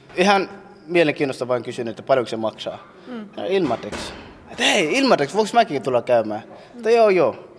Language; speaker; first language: Finnish; non-native, fluent; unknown